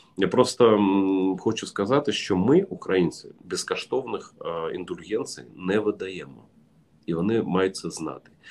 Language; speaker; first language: Ukrainian; non-native, local second language; Russian